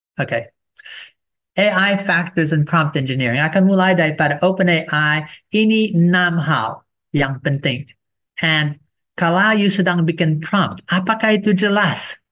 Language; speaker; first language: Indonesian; non-native, fluent; English